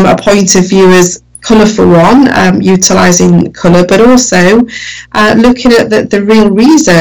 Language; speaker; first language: English; native; English